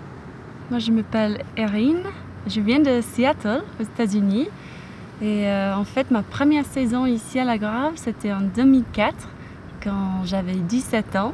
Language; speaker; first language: French; non-native, fluent; English